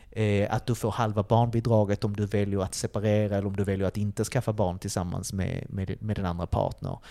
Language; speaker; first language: Swedish; early bilingual, other home language; Spanish